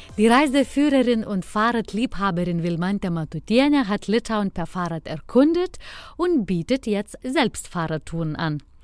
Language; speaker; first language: German; non-native, fluent; Lithuanian